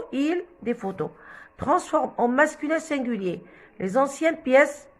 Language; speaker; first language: French; non-native, local second language; Arabic